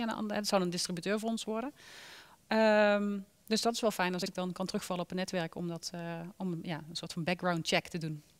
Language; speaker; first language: Dutch; native; Dutch